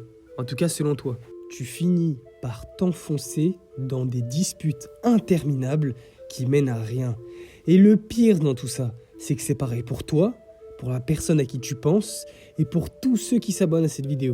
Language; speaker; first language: French; native; French